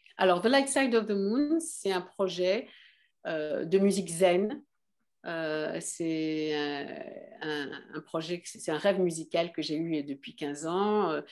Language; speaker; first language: French; early bilingual, other home language; Arabic